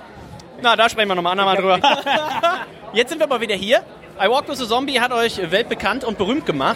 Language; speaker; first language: German; native; German